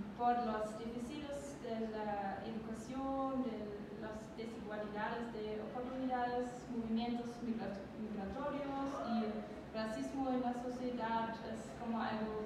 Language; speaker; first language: Spanish; non-native, learner; German